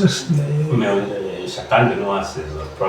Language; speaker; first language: French; non-native, learner; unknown